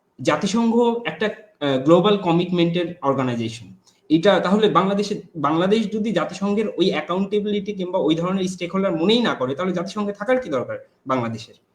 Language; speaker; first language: Bangla; non-native, local second language; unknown